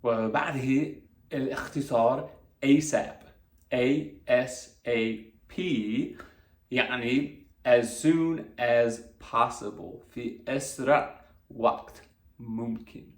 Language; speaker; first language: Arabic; non-native, fluent; English